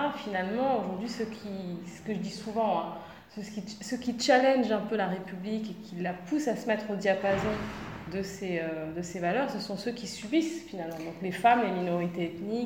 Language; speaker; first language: French; native; French